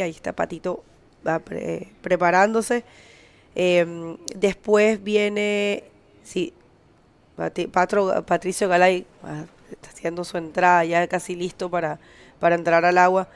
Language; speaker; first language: Spanish; native; Spanish